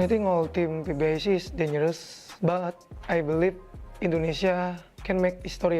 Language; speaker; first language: English; non-native, learner; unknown